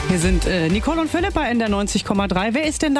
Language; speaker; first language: German; native; German